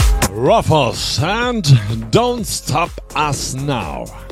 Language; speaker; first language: English; non-native, learner; German